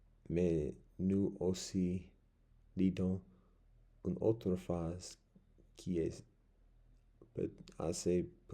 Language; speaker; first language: French; non-native, learner; English